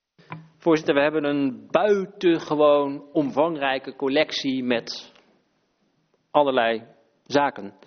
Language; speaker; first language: Dutch; native; Dutch